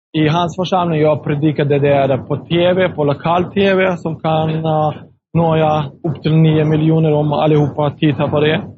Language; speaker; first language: Swedish; non-native, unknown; Russian